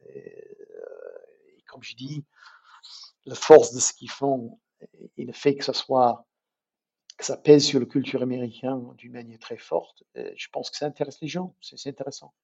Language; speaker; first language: French; non-native, fluent; English